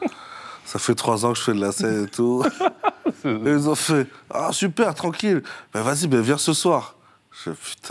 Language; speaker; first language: French; native; French